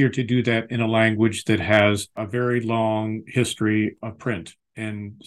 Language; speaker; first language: English; native; English